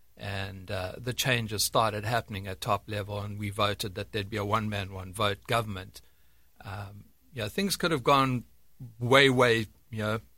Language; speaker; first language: English; native; English